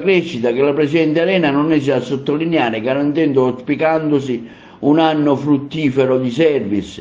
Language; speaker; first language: Italian; native; Italian